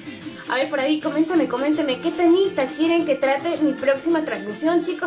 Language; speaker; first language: Spanish; native; Spanish